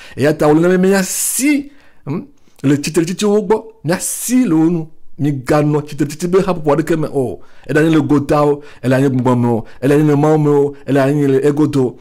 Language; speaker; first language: French; non-native, local second language; Ewe